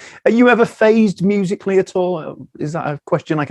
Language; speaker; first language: English; native; English